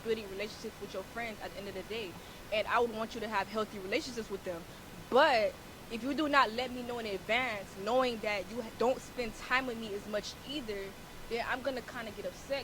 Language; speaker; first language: English; native; English